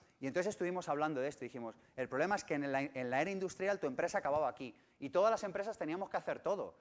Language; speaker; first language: Spanish; native; Spanish